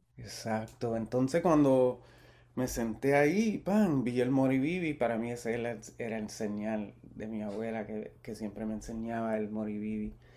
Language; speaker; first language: Spanish; early bilingual, heritage; Spanish